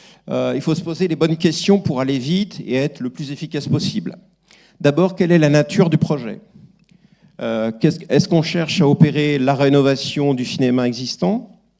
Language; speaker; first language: French; native; French